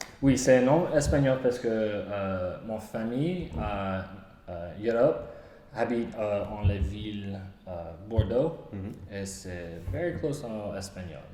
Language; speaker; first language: French; non-native, learner; English